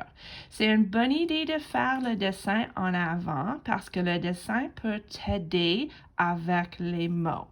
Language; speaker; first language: French; non-native, fluent; English